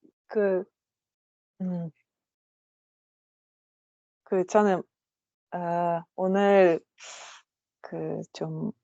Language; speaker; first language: Korean; non-native, learner; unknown